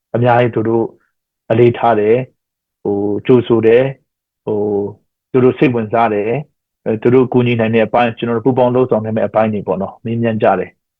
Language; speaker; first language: Burmese; non-native, local second language; Hakha Chin